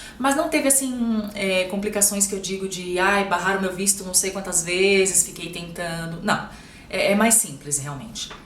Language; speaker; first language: Portuguese; native; Portuguese